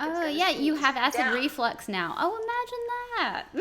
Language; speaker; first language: English; native; English